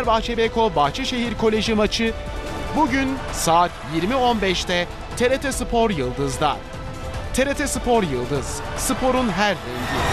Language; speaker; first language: Turkish; native; Turkish